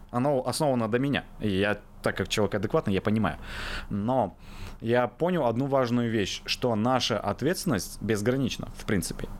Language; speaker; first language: Russian; native; Russian